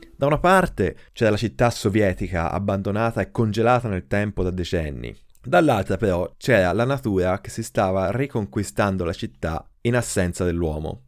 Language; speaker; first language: Italian; native; Italian